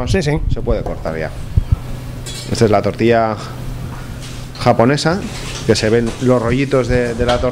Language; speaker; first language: Spanish; native; Spanish